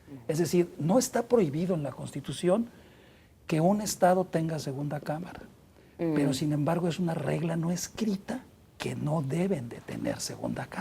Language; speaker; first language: Spanish; native; Spanish